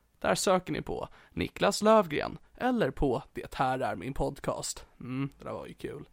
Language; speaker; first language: Swedish; native; Swedish